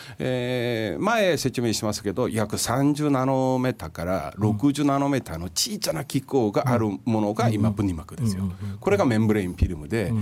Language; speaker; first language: Japanese; non-native, fluent; Korean